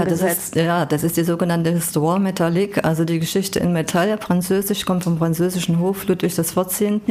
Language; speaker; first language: German; native; German